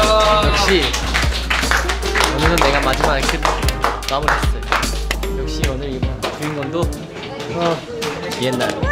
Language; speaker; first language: Korean; non-native, fluent; Chinese